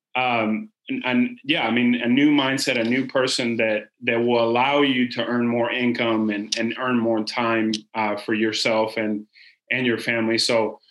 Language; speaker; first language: English; non-native, fluent; Spanish